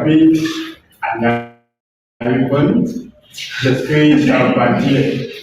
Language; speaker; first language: French; non-native, learner; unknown